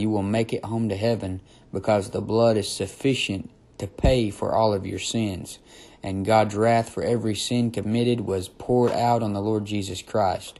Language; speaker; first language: English; native; English